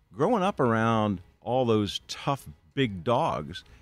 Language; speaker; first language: English; native; English